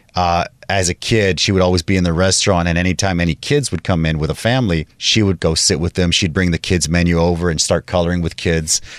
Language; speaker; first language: English; native; English